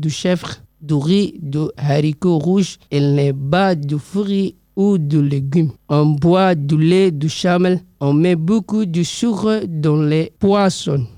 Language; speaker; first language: French; non-native, learner; Somali